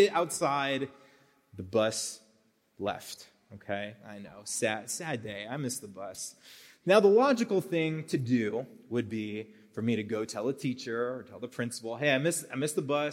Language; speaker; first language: English; native; English